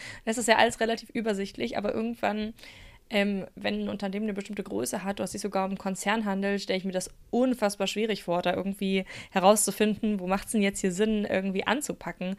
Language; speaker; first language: German; native; German